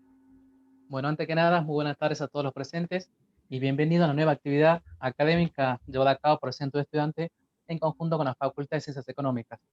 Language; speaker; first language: Spanish; native; Spanish